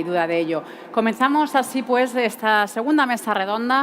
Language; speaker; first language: Spanish; native; Spanish